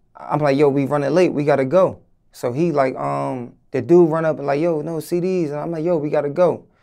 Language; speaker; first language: English; native; English